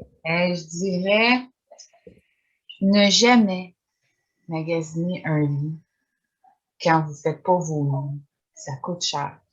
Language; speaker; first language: French; native; French